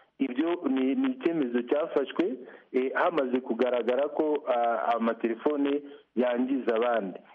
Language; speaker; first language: Kinyarwanda; native; Kinyarwanda